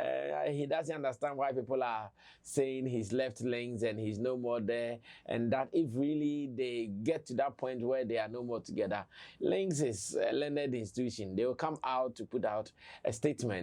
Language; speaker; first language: English; non-native, local second language; Akan